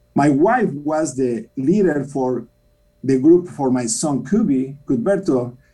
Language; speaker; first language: English; non-native, fluent; Spanish